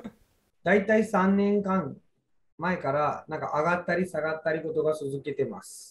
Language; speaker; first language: Japanese; non-native, fluent; Hindi